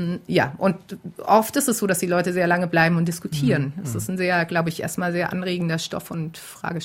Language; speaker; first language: German; native; German